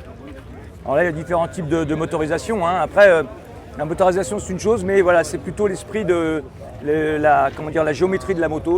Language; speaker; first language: French; native; French